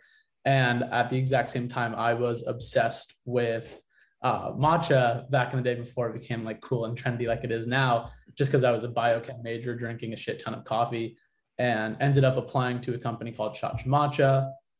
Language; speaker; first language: English; native; English